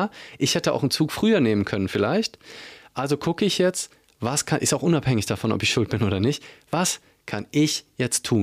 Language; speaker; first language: German; native; German